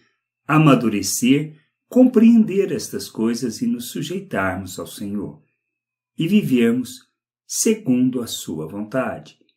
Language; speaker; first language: Portuguese; native; Portuguese